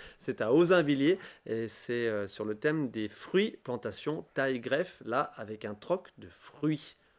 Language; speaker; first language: French; native; French